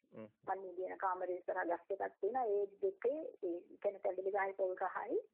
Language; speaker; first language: Sinhala; non-native, local second language; Tamil